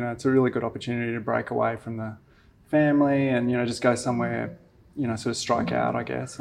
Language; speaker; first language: English; native; English